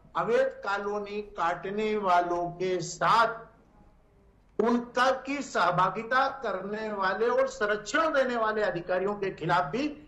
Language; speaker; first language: Hindi; native; Hindi